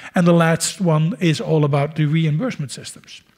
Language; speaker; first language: English; non-native, fluent; Dutch